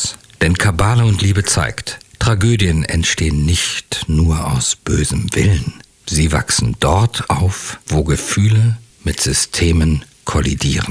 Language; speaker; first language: German; native; German